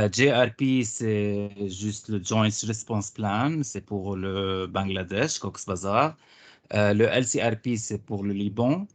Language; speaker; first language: French; non-native, fluent; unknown